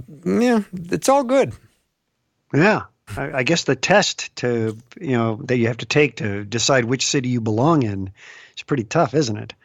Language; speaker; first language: English; native; English